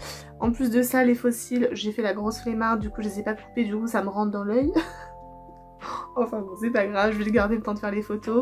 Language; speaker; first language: French; native; French